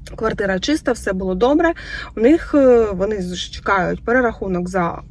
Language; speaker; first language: Ukrainian; native; Ukrainian